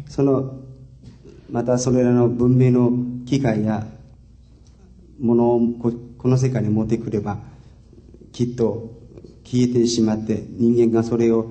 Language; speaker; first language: Japanese; non-native, fluent; Chinese